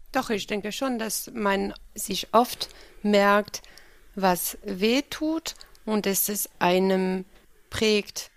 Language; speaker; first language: German; non-native, fluent; French